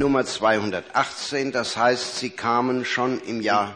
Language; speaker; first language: German; native; German